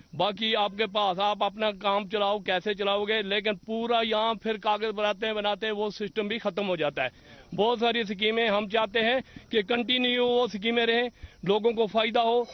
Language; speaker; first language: Urdu; non-native, local second language; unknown